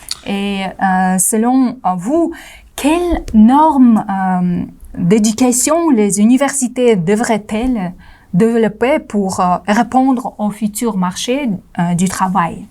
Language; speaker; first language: French; non-native, fluent; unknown